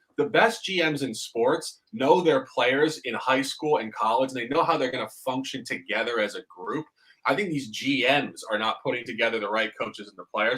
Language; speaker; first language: English; native; English